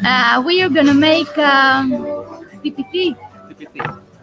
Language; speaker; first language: English; non-native, fluent; Greek